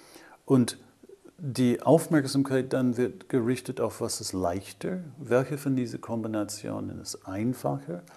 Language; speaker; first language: German; non-native, fluent; English